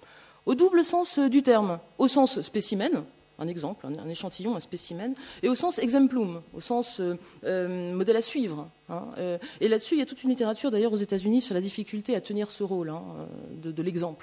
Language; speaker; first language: French; native; French